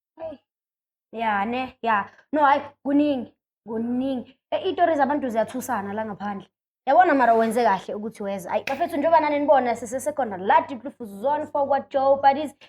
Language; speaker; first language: Zulu; non-native, local second language; Swati